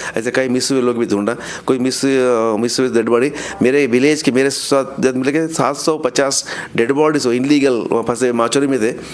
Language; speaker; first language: Hindi; non-native, local second language; Urdu